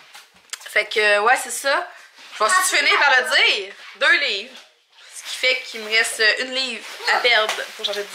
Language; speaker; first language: French; native; French